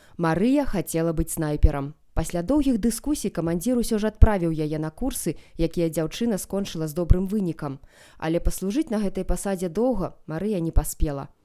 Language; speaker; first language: Belarusian; native; Belarusian